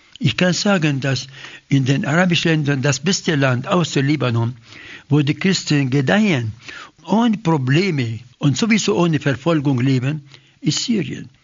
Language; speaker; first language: German; non-native, fluent; Arabic